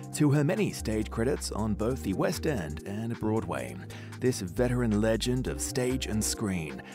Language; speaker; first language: English; native; English